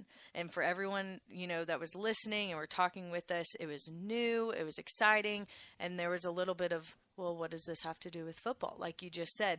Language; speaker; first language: English; native; English